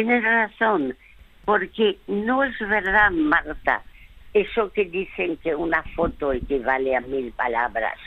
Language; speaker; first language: Spanish; early bilingual, other home language; French